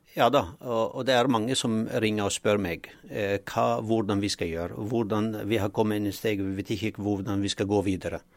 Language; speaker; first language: Norwegian; non-native, fluent; Arabic